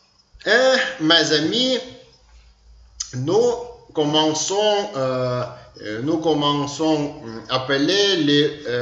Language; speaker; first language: French; non-native, learner; Ukrainian